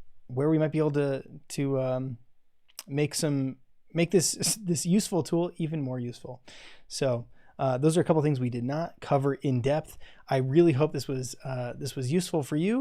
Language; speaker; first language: English; native; English